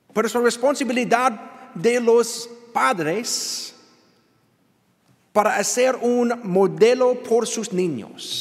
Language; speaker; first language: Spanish; non-native, learner; English